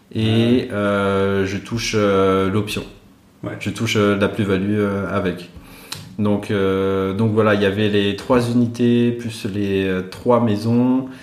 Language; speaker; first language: French; non-native, local second language; Malagasy